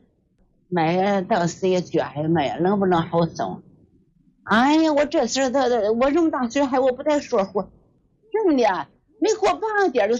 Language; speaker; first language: Chinese; native; Chinese